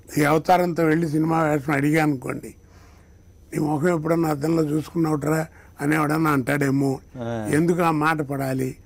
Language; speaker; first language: Telugu; native; Telugu